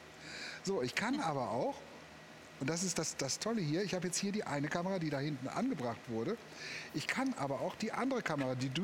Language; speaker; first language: German; native; German